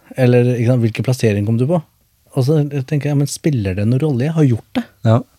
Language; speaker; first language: Norwegian; early bilingual, other home language; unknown